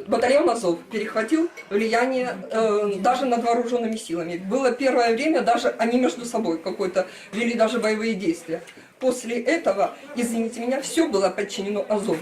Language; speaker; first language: Russian; native; Russian